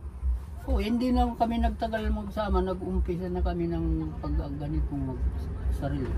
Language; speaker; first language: Filipino; native; Filipino